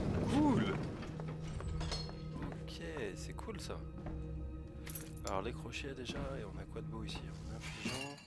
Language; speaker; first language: French; native; French